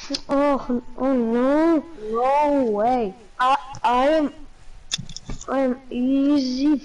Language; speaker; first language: English; non-native, learner; Slovak